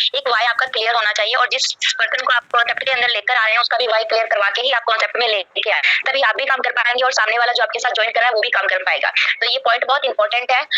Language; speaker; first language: Hindi; native; Hindi